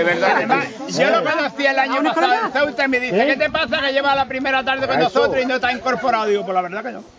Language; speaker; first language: Spanish; native; Spanish